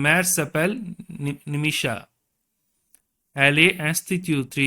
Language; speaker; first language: French; non-native, learner; Tamil